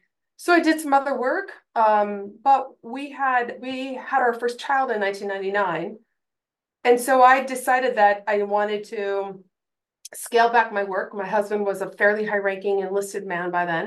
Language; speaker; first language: English; native; English